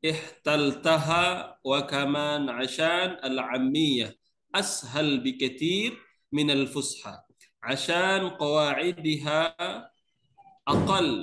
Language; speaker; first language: Arabic; non-native, learner; Indonesian